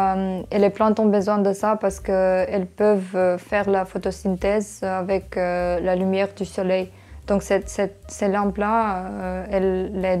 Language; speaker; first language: French; non-native, fluent; English